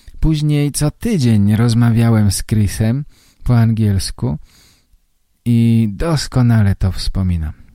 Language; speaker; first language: Polish; native; Polish